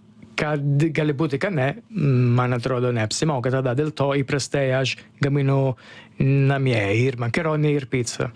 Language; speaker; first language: Lithuanian; non-native, fluent; Italian